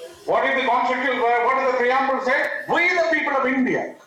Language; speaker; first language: English; non-native, local second language; Telugu